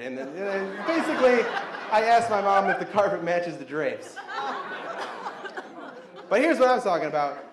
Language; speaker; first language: English; native; English